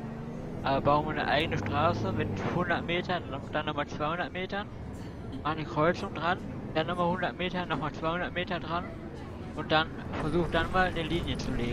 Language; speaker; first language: German; native; German